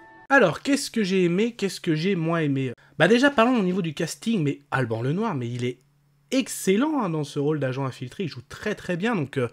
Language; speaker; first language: French; native; French